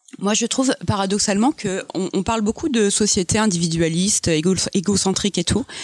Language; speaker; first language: French; native; French